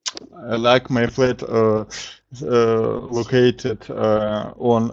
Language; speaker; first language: English; non-native, learner; Russian